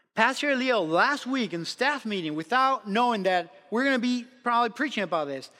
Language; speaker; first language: English; non-native, fluent; Spanish